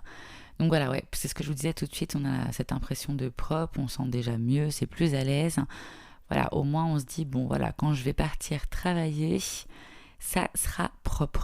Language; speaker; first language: French; native; French